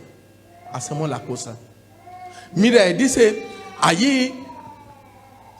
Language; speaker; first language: Spanish; non-native, learner; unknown